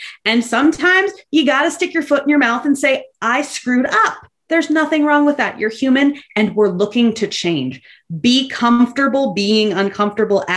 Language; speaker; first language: English; native; English